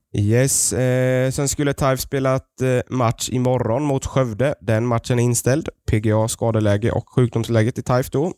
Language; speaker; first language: Swedish; native; Swedish